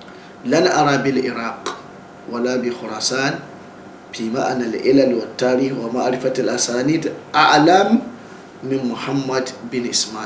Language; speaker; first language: Arabic; non-native, fluent; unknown